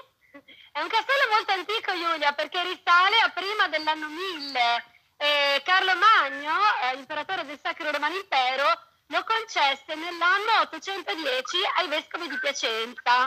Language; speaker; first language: Italian; native; Italian